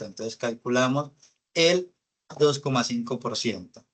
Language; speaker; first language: Spanish; native; Spanish